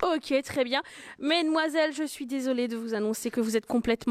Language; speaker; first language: French; native; French